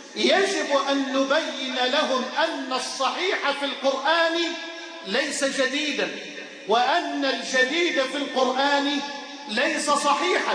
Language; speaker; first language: Arabic; native; Arabic